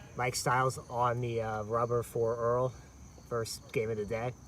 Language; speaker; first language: English; native; English